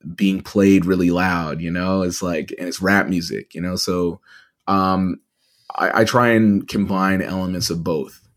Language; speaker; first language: English; native; English